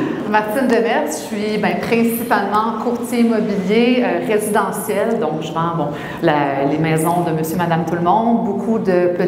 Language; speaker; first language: French; native; French